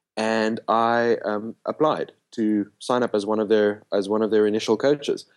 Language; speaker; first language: English; non-native, local second language; Afrikaans